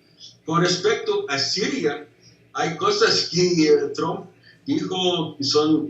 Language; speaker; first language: Spanish; non-native, fluent; English